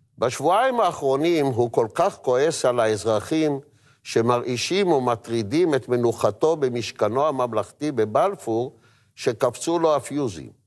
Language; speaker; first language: Hebrew; native; Hebrew